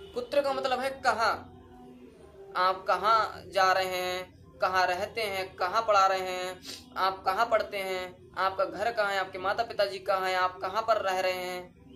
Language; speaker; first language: Hindi; native; Hindi